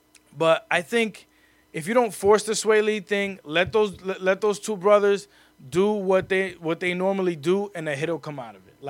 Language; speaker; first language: English; native; English